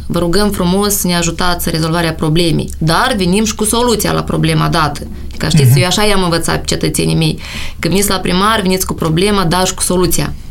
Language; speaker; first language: Romanian; native; Romanian